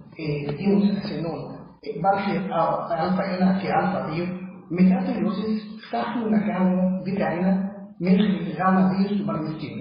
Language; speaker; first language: Greek; non-native, learner; Arabic